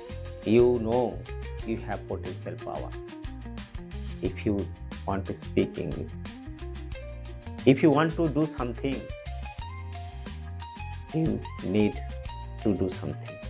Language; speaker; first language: English; non-native, learner; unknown